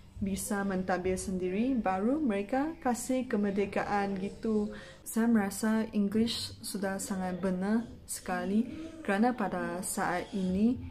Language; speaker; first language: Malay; non-native, local second language; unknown